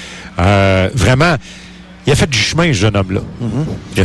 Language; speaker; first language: French; native; French